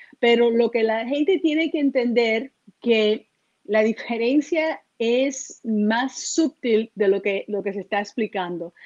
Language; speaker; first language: Spanish; early bilingual, heritage; Spanish